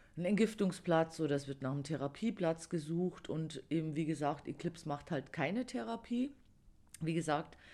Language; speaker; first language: German; native; German